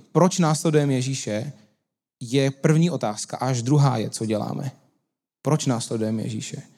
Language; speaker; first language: Czech; native; Czech